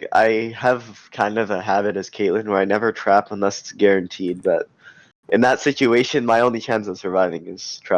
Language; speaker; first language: English; native; English